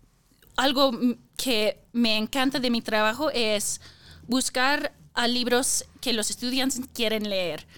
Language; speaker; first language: Spanish; non-native, fluent; English